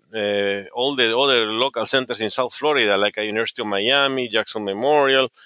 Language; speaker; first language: English; non-native, fluent; Spanish